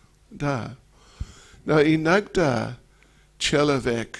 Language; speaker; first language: Russian; non-native, learner; English